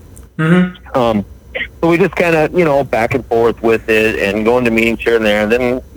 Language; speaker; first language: English; native; English